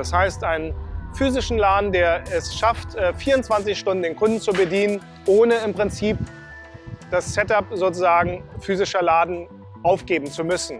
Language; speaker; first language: German; native; German